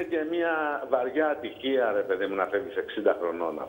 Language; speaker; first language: Greek; native; Greek